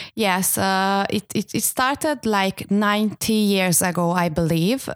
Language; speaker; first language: English; non-native, fluent; Hungarian